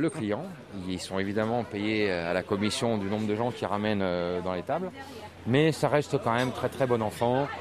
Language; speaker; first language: French; native; French